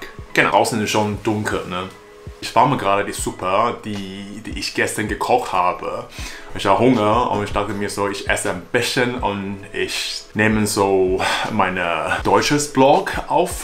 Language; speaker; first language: German; non-native, learner; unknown